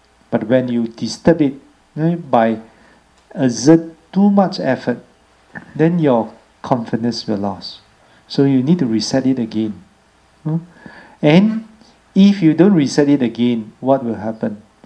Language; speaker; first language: English; non-native, local second language; Chinese